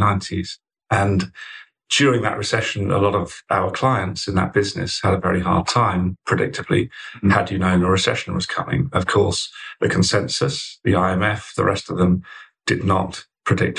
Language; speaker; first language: English; native; English